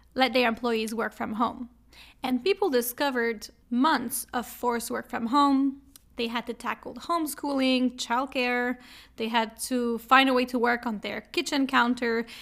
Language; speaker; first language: English; non-native, fluent; French